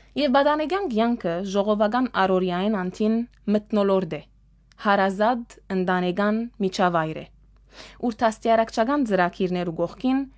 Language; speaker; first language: Armenian; early bilingual, heritage; Armenian